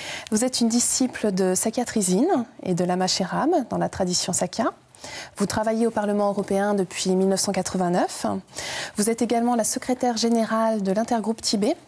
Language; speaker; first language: French; native; French